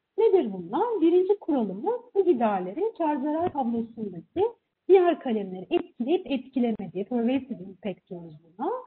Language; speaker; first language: Turkish; native; Turkish